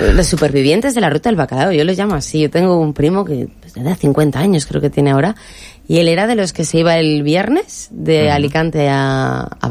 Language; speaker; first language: Spanish; native; Spanish